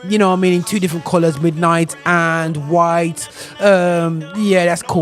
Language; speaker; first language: English; native; English